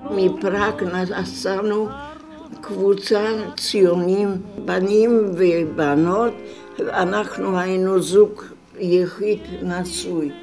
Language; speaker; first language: Hebrew; non-native, fluent; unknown